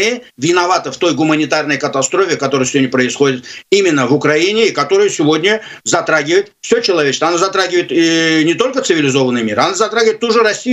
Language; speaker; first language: Russian; non-native, local second language; Azerbaijani